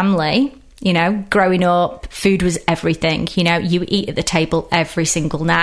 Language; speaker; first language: English; native; English